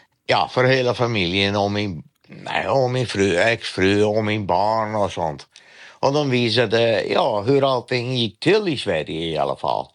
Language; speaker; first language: Swedish; non-native, fluent; Dutch